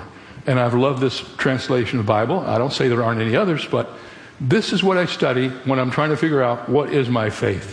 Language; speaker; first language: English; native; English